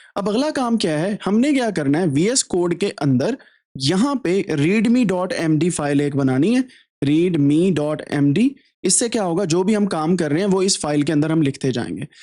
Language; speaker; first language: Urdu; native; Urdu